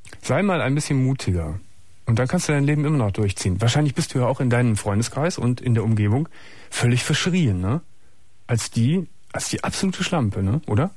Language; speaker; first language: German; native; German